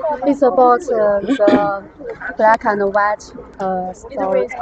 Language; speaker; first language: English; non-native, learner; Chinese